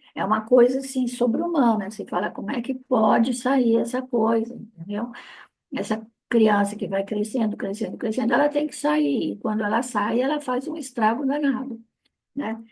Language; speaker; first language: Portuguese; non-native, fluent; Italian